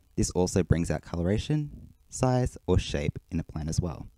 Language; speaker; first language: English; native; English